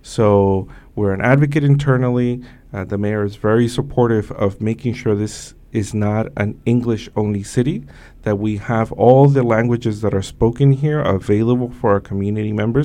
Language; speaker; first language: English; native; English